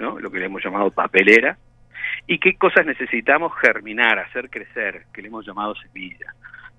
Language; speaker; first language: Spanish; native; Spanish